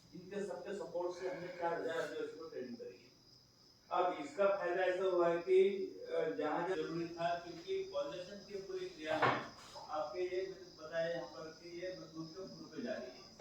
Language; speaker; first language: Hindi; non-native, local second language; Marathi